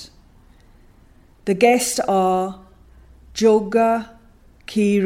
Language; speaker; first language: English; native; English